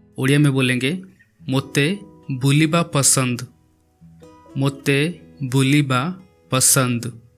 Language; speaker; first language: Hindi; non-native, local second language; Odia